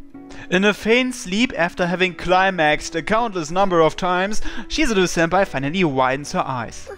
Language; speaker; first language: English; native; English